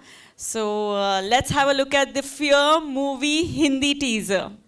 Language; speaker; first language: Telugu; non-native, fluent; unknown